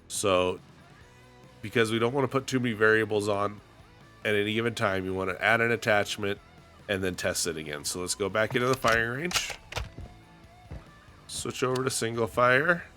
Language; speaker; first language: English; native; English